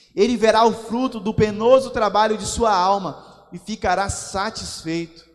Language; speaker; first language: Portuguese; native; Portuguese